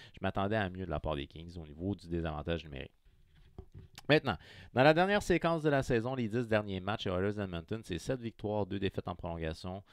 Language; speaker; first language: French; native; French